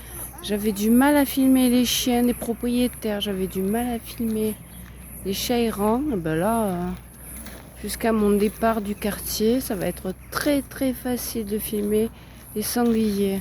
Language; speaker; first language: French; native; French